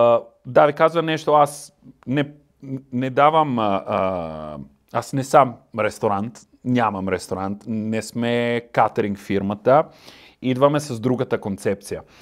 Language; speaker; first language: Bulgarian; non-native, learner; Italian